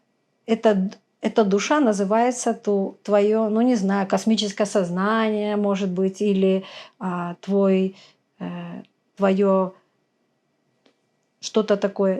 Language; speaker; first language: Russian; native; Russian